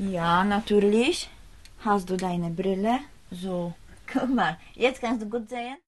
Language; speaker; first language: German; non-native, learner; Polish